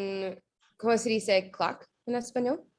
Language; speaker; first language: Spanish; non-native, learner; English